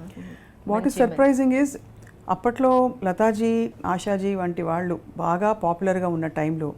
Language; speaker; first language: Telugu; native; Telugu